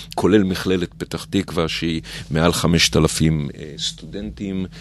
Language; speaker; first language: Hebrew; native; Hebrew